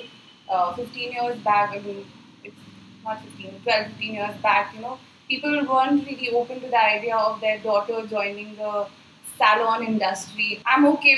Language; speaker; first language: English; non-native, local second language; Hindi